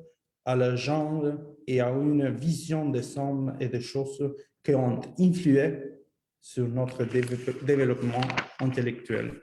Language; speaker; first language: French; non-native, fluent; Spanish